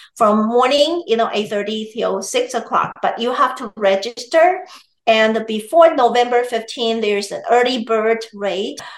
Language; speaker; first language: English; non-native, fluent; Chinese